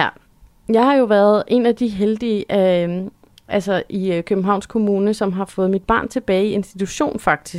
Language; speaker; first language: Danish; native; Danish